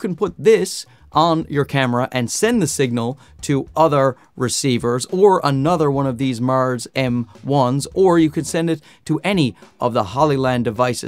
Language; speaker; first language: English; native; English